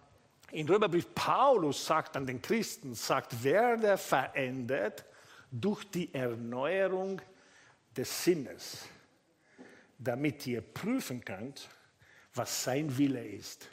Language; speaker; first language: German; non-native, fluent; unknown